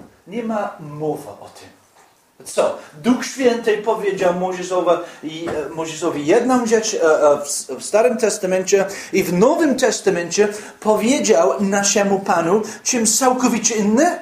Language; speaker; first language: Polish; non-native, fluent; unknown